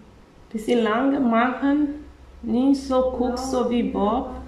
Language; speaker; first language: German; non-native, learner; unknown